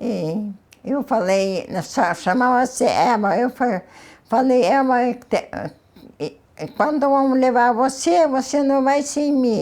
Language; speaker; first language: Portuguese; early bilingual, other home language; Ukrainian